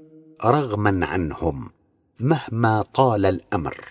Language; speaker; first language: Arabic; native; Arabic